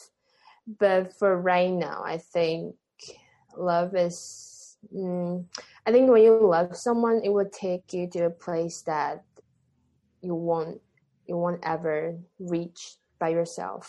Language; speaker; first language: English; non-native, fluent; Chinese